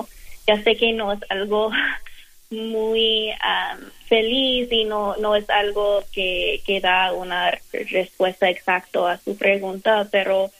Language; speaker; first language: Spanish; non-native, fluent; English